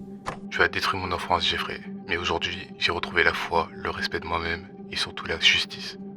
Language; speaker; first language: French; native; French